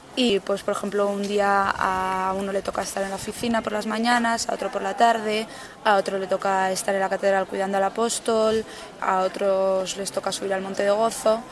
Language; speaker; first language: Spanish; native; Spanish